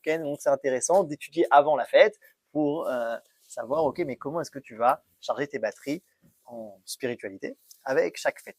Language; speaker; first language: French; native; French